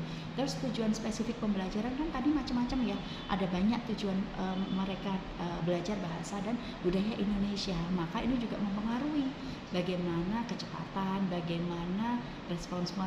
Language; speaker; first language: Indonesian; native; Indonesian